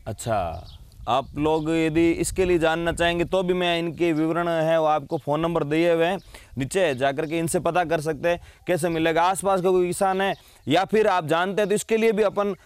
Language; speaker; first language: Hindi; native; Hindi